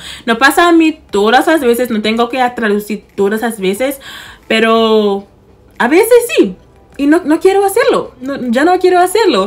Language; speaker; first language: Spanish; non-native, fluent; English